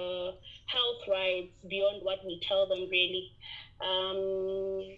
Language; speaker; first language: English; non-native, local second language; Northern Sotho